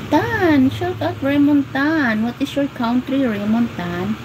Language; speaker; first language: English; non-native, local second language; Filipino